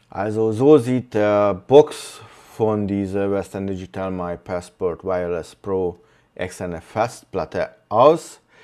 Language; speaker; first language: German; non-native, fluent; Hungarian